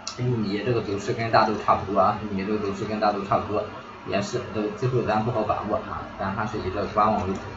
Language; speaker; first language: Chinese; native; Chinese